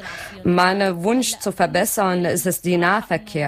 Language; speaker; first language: German; non-native, learner; Arabic